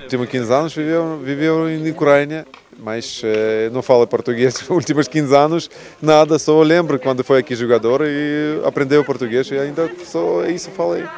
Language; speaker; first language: Portuguese; non-native, learner; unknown